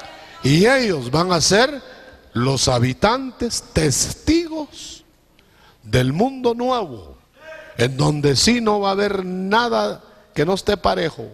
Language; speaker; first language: Spanish; native; Spanish